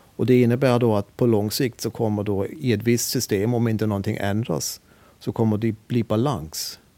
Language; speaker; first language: Swedish; non-native, fluent; German